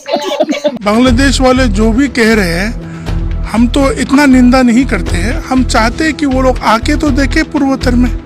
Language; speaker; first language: Hindi; non-native, local second language; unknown